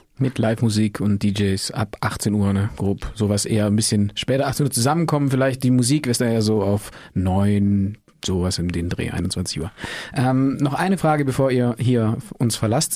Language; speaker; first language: German; native; German